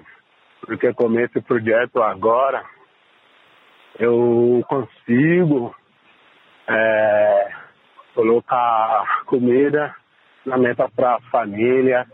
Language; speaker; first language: Portuguese; non-native, learner; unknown